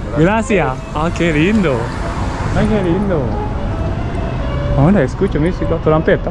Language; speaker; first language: Spanish; non-native, learner; Japanese